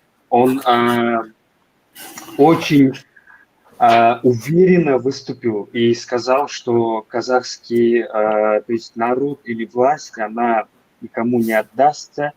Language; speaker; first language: Russian; non-native, local second language; Tajik